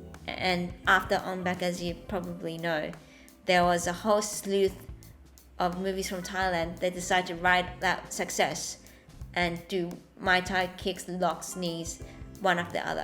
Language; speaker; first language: English; native; English